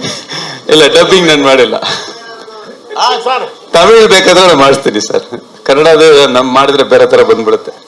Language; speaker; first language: Kannada; non-native, learner; Tamil